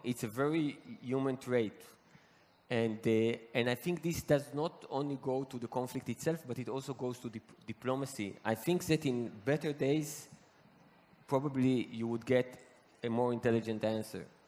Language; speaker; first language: English; non-native, fluent; Hebrew